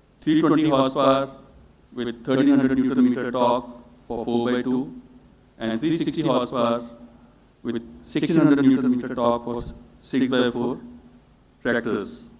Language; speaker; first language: English; non-native, local second language; Hindi